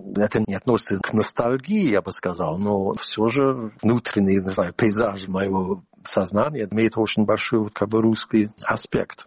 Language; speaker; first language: Russian; non-native, fluent; English